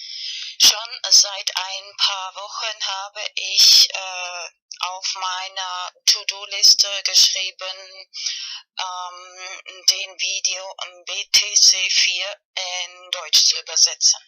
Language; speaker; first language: German; non-native, fluent; Spanish